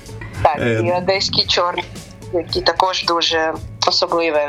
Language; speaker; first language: Ukrainian; non-native, local second language; Russian